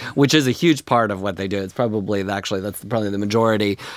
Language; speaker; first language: English; native; English